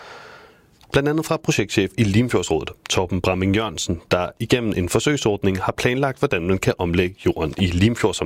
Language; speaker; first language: Danish; native; Danish